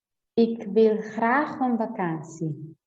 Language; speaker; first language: Dutch; non-native, learner; Greek